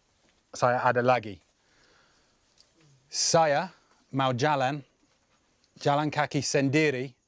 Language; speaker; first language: Indonesian; non-native, learner; English